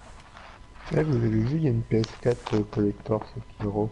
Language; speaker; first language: French; native; French